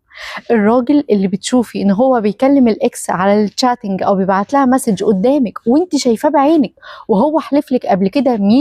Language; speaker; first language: Arabic; native; Arabic